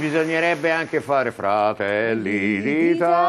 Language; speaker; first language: Italian; native; Italian